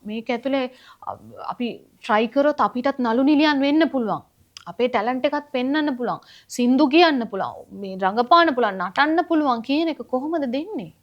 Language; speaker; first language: Sinhala; non-native, local second language; Tamil